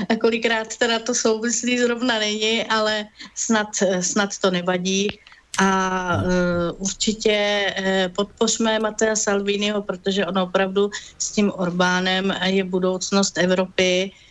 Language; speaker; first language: Czech; native; Czech